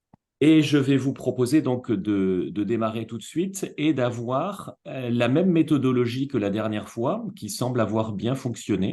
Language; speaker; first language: French; native; French